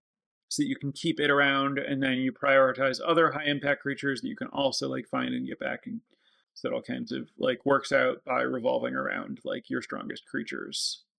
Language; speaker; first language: English; native; English